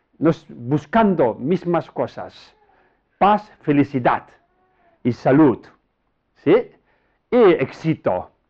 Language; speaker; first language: Spanish; non-native, learner; Tibetan